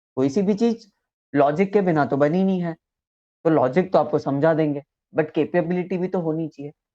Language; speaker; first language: Hindi; native; Hindi